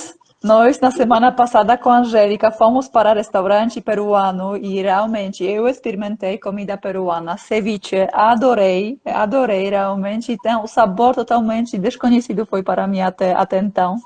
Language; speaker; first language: Portuguese; non-native, fluent; Polish